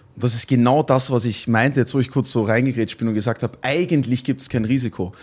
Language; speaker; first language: German; native; German